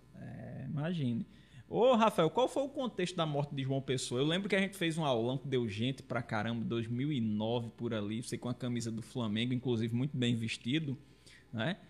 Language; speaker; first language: Portuguese; native; Portuguese